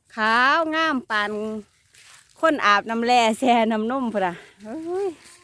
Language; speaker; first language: Thai; native; Thai